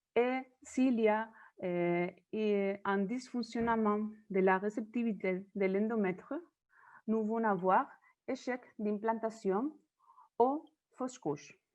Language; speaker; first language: French; non-native, learner; Spanish